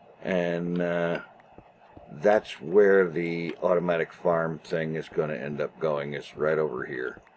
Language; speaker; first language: English; native; English